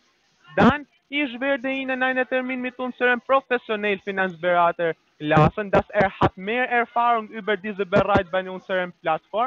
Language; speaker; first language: German; non-native, learner; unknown